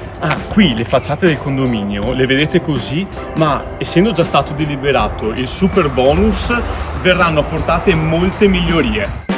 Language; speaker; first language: Italian; native; Italian